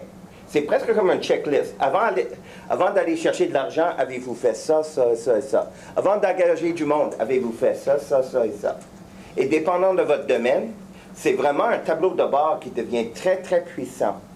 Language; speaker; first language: French; native; French